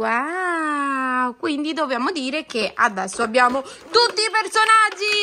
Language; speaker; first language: Italian; native; Italian